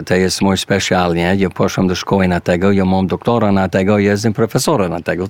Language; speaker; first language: Polish; early bilingual, heritage; English